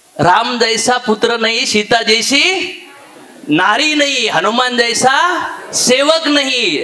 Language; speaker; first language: Hindi; non-native, local second language; Marathi